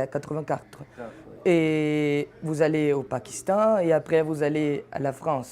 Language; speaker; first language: French; non-native, fluent; Portuguese